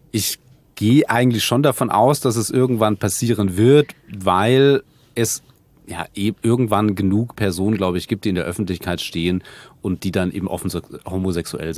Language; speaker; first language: German; native; German